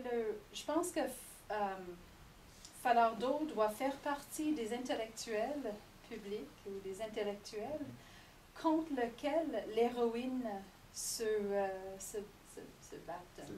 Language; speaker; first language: French; non-native, fluent; English